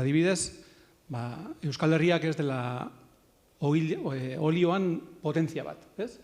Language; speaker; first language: Basque; native; Basque